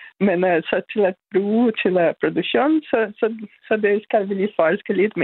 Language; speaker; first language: Danish; non-native, fluent; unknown